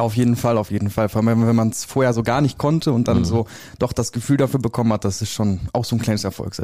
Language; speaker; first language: German; native; German